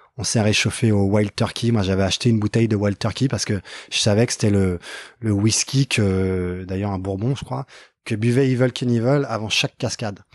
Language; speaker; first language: French; native; French